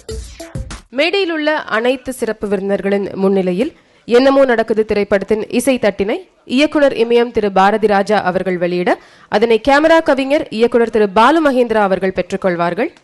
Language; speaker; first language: Tamil; native; Tamil